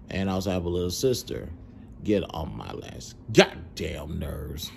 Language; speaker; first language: English; native; English